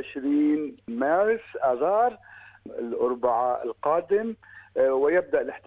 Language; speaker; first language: Arabic; native; Arabic